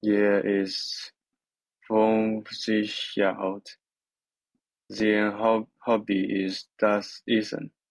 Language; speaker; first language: German; non-native, learner; Chinese